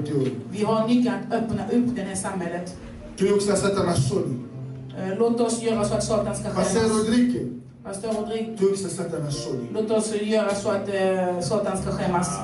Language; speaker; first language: Swedish; non-native, fluent; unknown